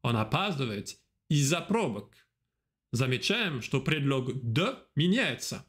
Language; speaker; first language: Russian; non-native, fluent; French